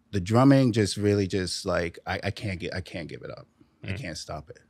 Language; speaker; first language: English; native; English